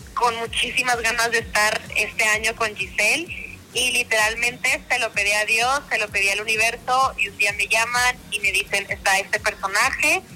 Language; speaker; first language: Spanish; native; Spanish